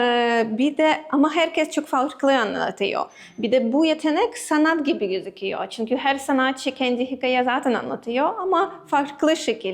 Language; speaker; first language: Turkish; non-native, learner; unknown